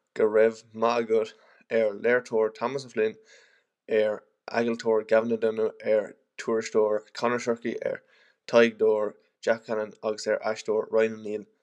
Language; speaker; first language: Irish; non-native, local second language; English